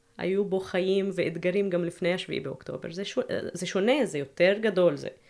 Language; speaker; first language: Hebrew; non-native, local second language; Arabic